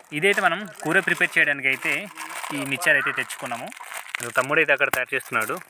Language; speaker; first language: Telugu; native; Telugu